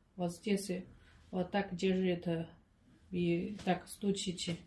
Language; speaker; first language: Russian; non-native, learner; Chinese